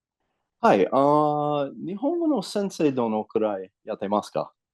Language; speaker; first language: Japanese; non-native, learner; English